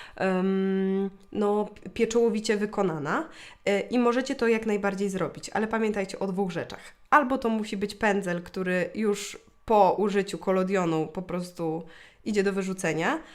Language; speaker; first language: Polish; native; Polish